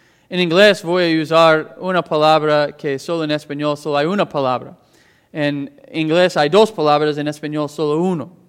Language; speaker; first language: Spanish; non-native, fluent; English